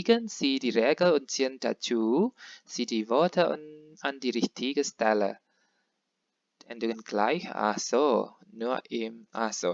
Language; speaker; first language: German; non-native, fluent; Indonesian